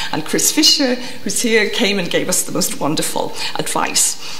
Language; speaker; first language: English; native; English